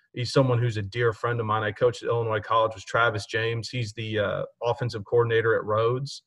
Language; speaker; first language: English; native; English